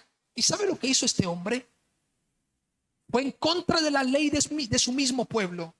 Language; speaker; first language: Spanish; native; Spanish